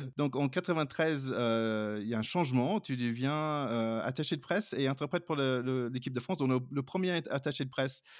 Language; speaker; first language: French; non-native, fluent; English